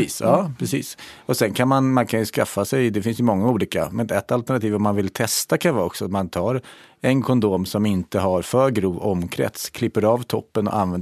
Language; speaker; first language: Swedish; native; Swedish